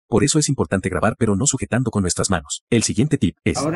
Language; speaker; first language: Spanish; native; Spanish